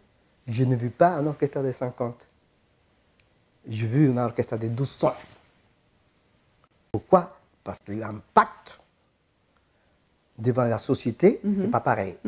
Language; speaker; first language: French; non-native, fluent; Spanish